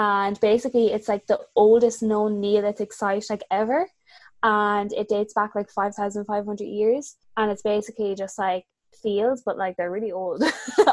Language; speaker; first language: English; native; English